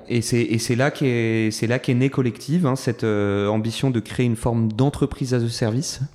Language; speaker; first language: French; native; French